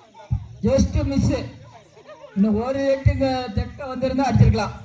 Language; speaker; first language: Tamil; native; Tamil